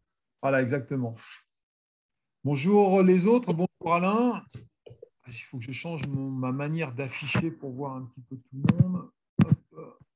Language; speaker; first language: French; native; French